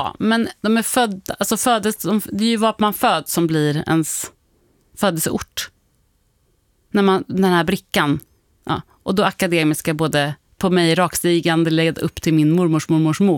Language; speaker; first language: Swedish; native; Swedish